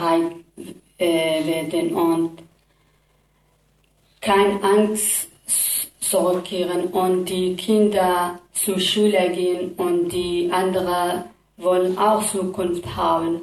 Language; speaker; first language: German; non-native, learner; Kurdish